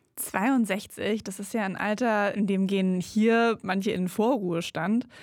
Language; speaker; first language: German; native; German